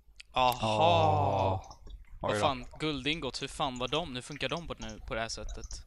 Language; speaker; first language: Swedish; native; Swedish